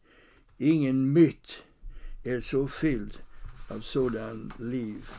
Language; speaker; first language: Swedish; non-native, fluent; English